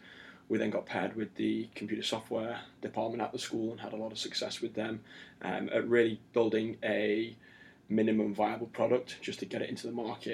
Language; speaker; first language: English; native; English